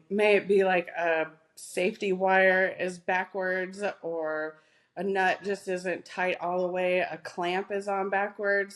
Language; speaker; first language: English; native; English